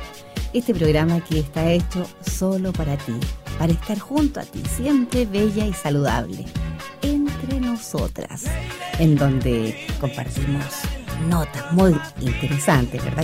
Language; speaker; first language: Spanish; native; Spanish